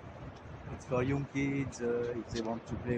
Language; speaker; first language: English; non-native, learner; French